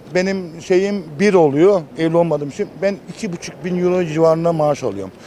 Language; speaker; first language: Turkish; early bilingual, heritage; Turkish